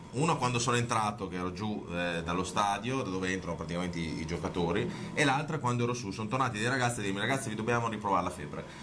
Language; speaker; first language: Italian; native; Italian